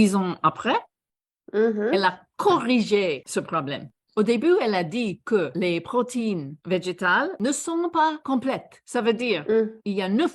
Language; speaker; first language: French; non-native, fluent; English